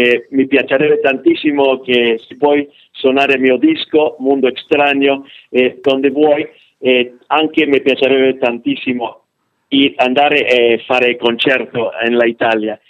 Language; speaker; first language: Italian; non-native, learner; Spanish